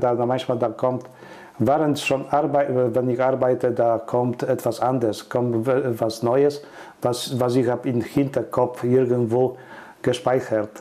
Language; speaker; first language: German; non-native, learner; Polish